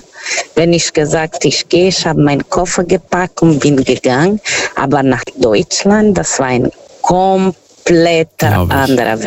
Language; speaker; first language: German; non-native, fluent; Portuguese